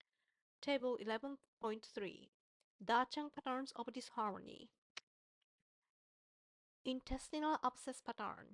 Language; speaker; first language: English; non-native, fluent; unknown